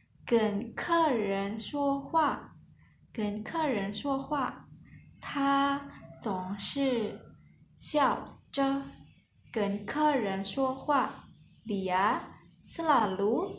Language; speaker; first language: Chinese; non-native, learner; Indonesian